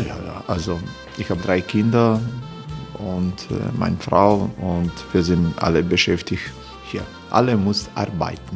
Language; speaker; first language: German; non-native, fluent; Croatian